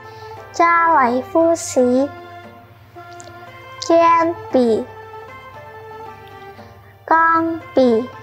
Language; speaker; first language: Chinese; non-native, learner; Indonesian